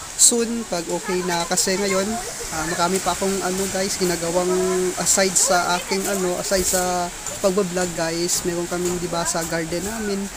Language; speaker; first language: Filipino; non-native, local second language; Kinaray-a